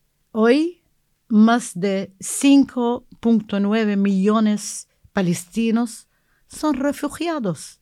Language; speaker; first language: Spanish; non-native, learner; Arabic